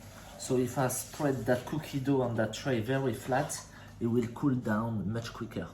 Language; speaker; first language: English; non-native, fluent; French